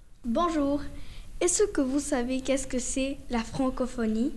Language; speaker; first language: French; non-native, learner; Spanish